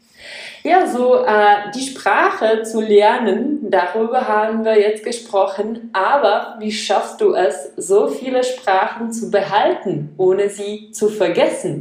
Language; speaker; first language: German; non-native, fluent; Czech